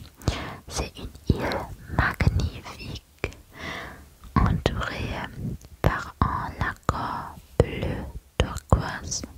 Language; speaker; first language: French; non-native, learner; German